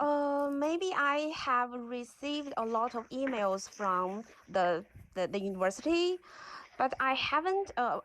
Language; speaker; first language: English; non-native, learner; Chinese